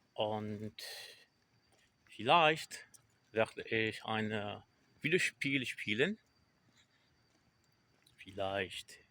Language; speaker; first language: German; non-native, learner; Portuguese